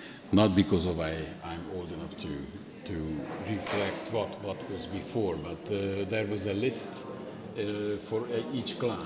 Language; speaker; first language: English; non-native, fluent; Hungarian